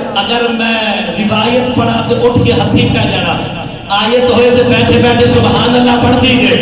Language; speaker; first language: Urdu; non-native, local second language; Punjabi